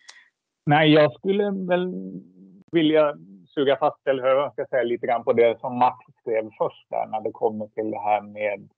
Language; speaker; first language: Swedish; native; Swedish